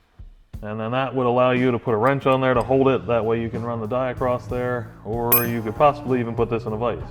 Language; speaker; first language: English; native; English